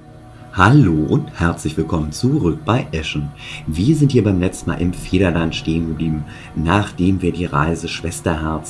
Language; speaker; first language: German; native; German